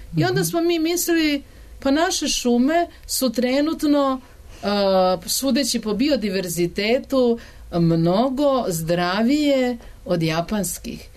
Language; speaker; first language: Serbian; native; Serbian